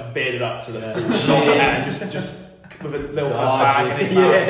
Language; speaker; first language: English; native; English